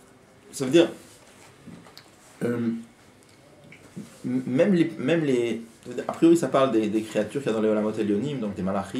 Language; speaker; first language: French; native; French